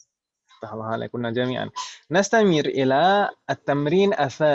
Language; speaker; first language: Arabic; non-native, fluent; Indonesian